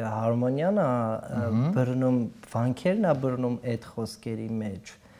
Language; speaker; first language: Armenian; native; Armenian